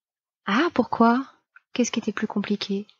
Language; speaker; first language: French; native; French